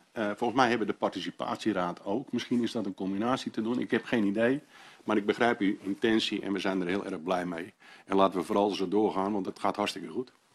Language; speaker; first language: Dutch; native; Dutch